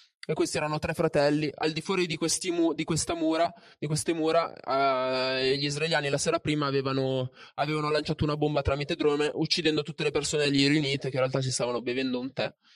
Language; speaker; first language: Italian; native; Italian